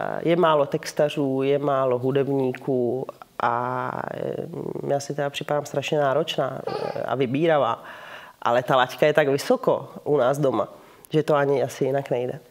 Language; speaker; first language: Czech; early bilingual, heritage; Czech